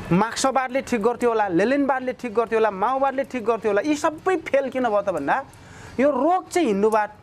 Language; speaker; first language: Nepali; non-native, local second language; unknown